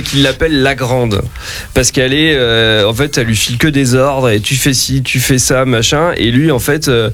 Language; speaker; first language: French; native; French